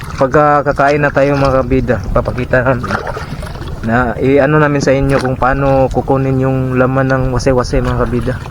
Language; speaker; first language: Filipino; non-native, local second language; Cebuano